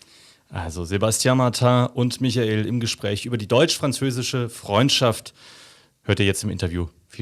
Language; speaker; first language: German; native; German